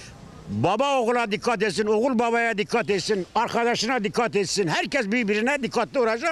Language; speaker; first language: Turkish; native; Turkish